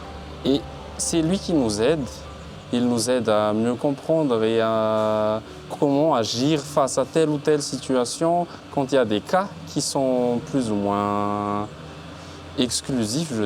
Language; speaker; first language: French; non-native, local second language; Malagasy